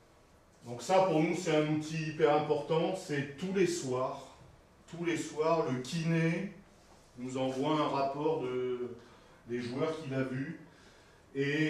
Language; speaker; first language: French; native; French